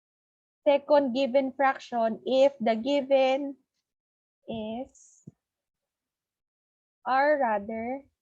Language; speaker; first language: English; non-native, local second language; Filipino